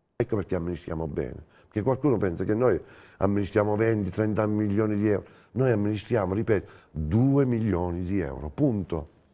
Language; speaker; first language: Italian; native; Italian